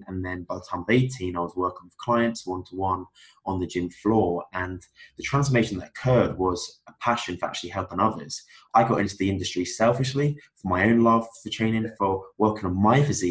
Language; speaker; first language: English; native; English